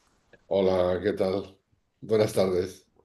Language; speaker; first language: Spanish; native; Spanish